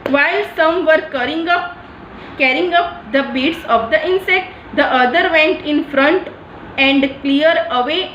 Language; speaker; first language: English; non-native, local second language; Gujarati